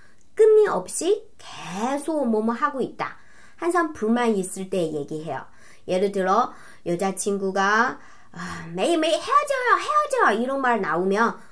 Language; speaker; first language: Korean; non-native, fluent; Chinese